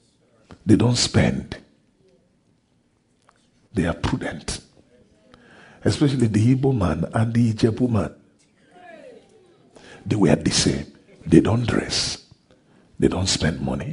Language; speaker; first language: English; non-native, local second language; Yoruba